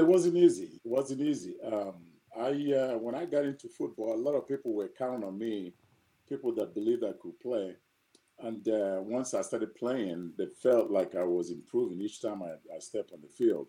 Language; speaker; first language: English; non-native, local second language; Igbo